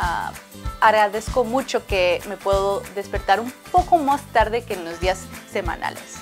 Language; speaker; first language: Spanish; early bilingual, heritage; Spanish